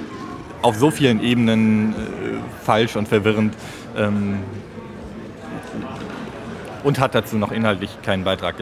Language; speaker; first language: German; native; German